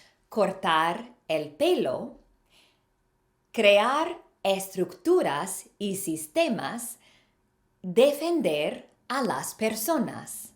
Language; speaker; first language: Spanish; non-native, fluent; English